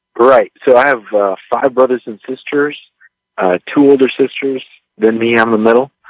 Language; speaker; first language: English; early bilingual, other home language; Spanish